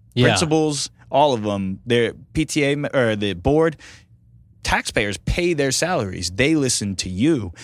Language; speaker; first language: English; native; English